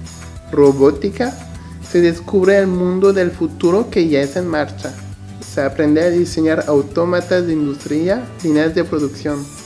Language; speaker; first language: Spanish; non-native, learner; French